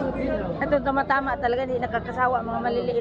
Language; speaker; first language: Filipino; native; Filipino